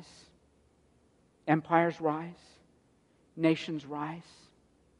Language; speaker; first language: English; native; English